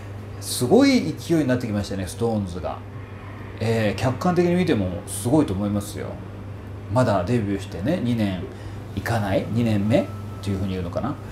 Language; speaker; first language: Japanese; native; Japanese